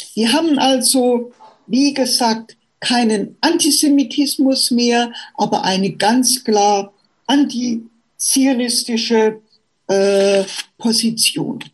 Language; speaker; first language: German; native; German